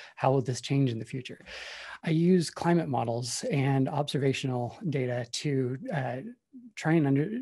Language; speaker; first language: English; native; English